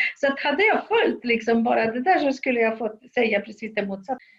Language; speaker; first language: Swedish; non-native, fluent; Spanish